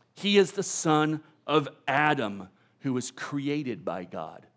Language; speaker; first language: English; native; English